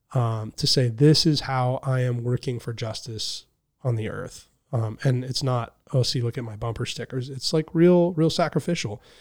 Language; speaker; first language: English; native; English